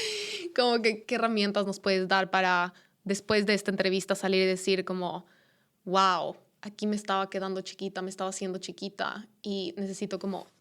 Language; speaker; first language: Spanish; native; Spanish